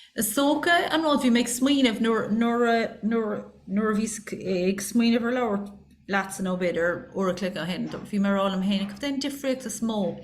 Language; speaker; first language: Irish; non-native, local second language; English